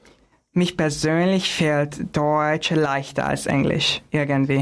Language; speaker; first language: German; non-native, fluent; Hungarian